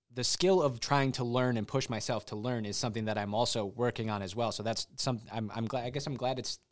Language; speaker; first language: English; native; English